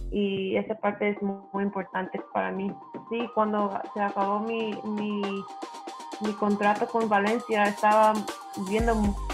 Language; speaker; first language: Spanish; early bilingual, heritage; English